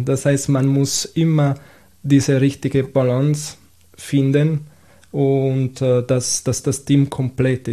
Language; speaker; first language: German; non-native, fluent; Italian